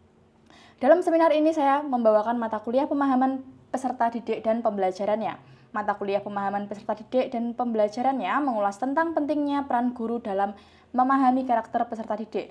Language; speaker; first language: Indonesian; native; Indonesian